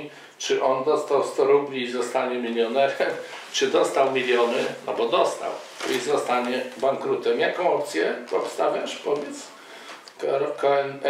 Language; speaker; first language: Polish; native; Polish